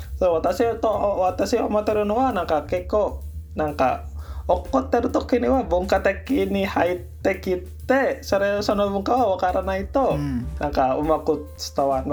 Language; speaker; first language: Japanese; non-native, learner; Indonesian